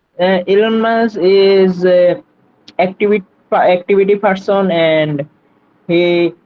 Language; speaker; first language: English; non-native, learner; Bangla